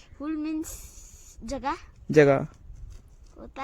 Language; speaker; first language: Hindi; non-native, local second language; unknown